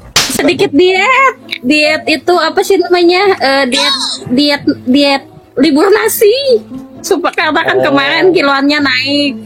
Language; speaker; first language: Indonesian; native; Indonesian